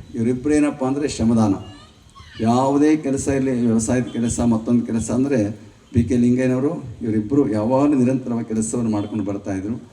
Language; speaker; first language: Kannada; native; Kannada